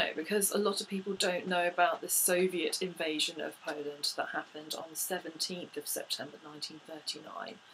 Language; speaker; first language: English; native; English